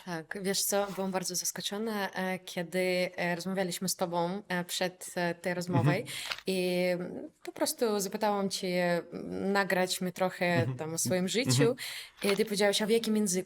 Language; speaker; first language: Polish; non-native, fluent; Belarusian